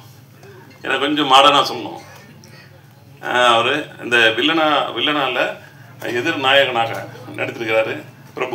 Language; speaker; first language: Tamil; native; Tamil